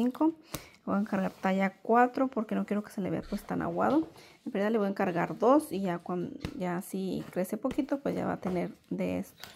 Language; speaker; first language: Spanish; native; Spanish